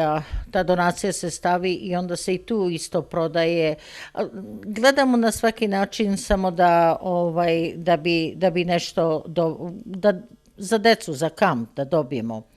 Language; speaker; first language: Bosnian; early bilingual, heritage; Serbian